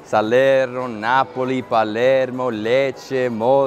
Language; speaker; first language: Italian; non-native, learner; English